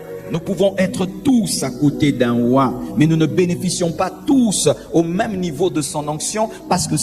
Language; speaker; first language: French; non-native, local second language; Lingala